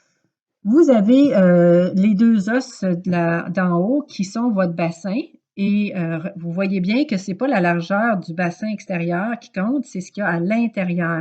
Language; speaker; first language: French; native; French